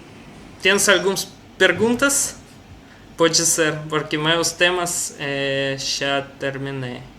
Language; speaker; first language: Portuguese; non-native, learner; Russian